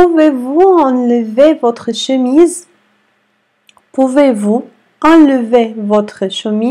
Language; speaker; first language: French; non-native, fluent; Arabic